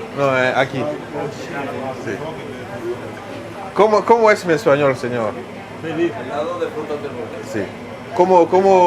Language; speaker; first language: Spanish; non-native, learner; French